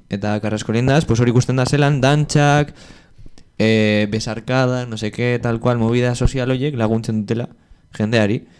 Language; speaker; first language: Basque; non-native, local second language; Spanish